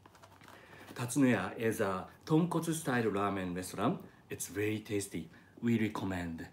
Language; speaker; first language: English; non-native, learner; Japanese